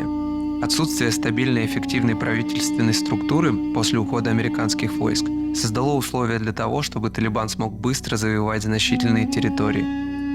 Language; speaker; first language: Russian; native; Russian